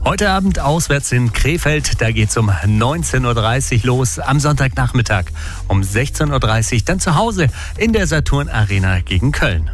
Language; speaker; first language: German; native; German